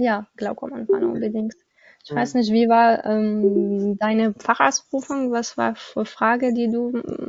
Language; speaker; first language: German; non-native, learner; Arabic